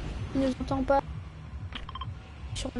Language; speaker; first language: French; native; French